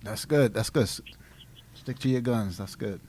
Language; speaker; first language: English; native; English